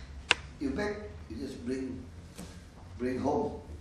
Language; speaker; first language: English; non-native, learner; Indonesian